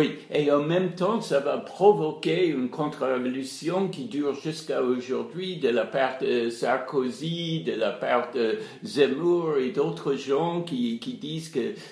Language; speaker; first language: French; non-native, fluent; English